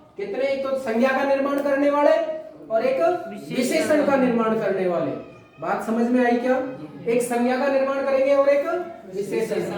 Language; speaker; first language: Hindi; native; Hindi